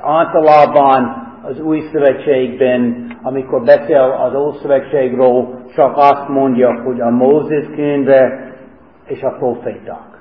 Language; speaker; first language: Hungarian; non-native, fluent; English